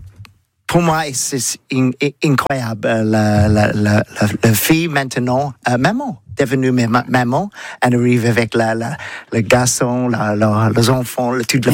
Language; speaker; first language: French; non-native, learner; English